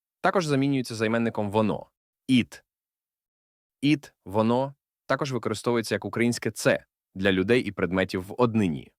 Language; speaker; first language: Ukrainian; native; Ukrainian